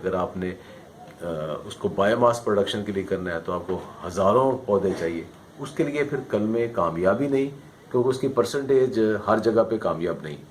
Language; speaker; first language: Urdu; non-native, local second language; Punjabi